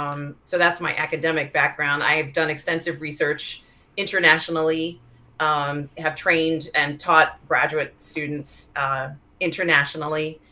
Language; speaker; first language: English; native; English